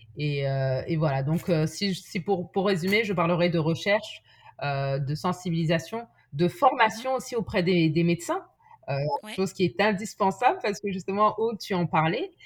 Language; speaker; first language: French; native; French